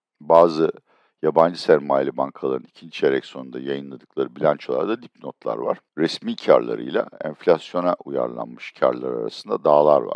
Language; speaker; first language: Turkish; native; Turkish